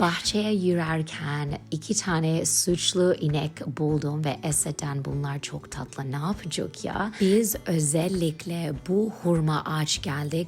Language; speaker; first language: Turkish; non-native, learner; English